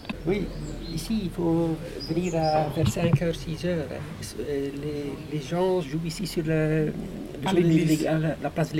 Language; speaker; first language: French; non-native, learner; Dutch